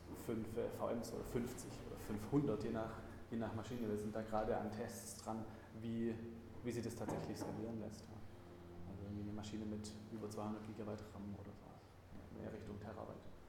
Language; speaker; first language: German; native; German